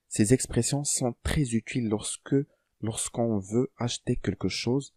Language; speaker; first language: French; non-native, local second language; Arabic